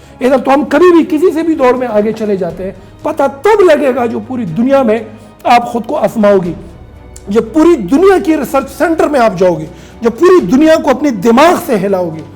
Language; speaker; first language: Urdu; non-native, local second language; Pashto